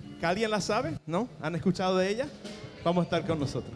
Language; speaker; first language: Spanish; early bilingual, heritage; Spanish